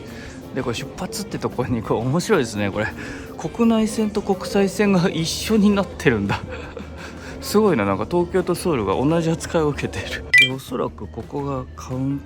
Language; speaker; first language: Japanese; native; Japanese